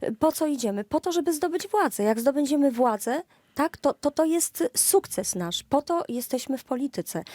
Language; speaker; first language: Polish; native; Polish